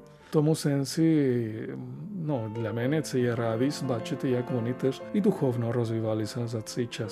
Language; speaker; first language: Ukrainian; non-native, fluent; Spanish